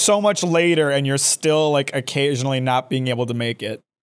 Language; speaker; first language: English; native; English